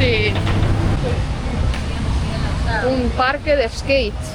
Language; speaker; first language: Spanish; non-native, fluent; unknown